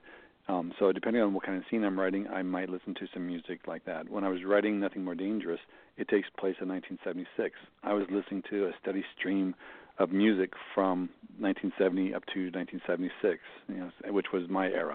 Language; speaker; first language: English; native; English